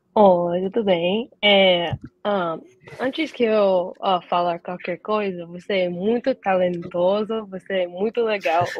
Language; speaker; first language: Portuguese; early bilingual, heritage; Portuguese